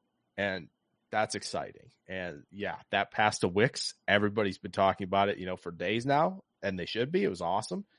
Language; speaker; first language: English; native; English